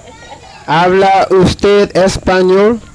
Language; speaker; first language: Spanish; non-native, fluent; English